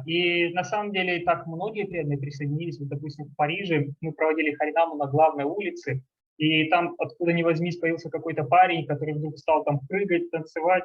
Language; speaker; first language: Russian; native; Russian